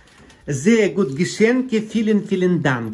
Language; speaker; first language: German; non-native, learner; Russian